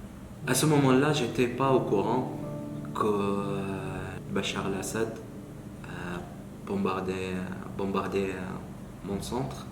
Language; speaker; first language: French; non-native, learner; Arabic